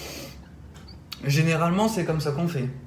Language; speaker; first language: French; native; French